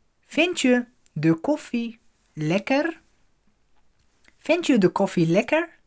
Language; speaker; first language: Dutch; non-native, fluent; Arabic